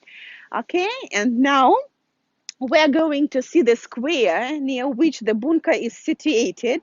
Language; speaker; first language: English; non-native, fluent; Russian